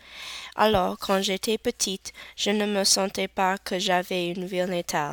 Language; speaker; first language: French; non-native, learner; English